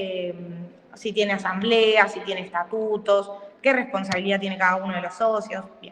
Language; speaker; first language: Spanish; native; Spanish